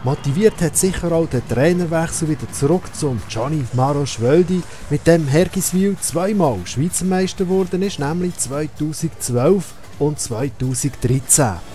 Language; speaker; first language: German; native; German